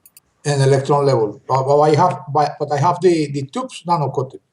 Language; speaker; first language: English; non-native, learner; Spanish